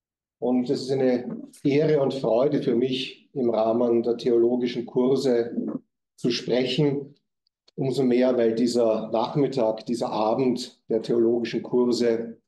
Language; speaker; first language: German; native; German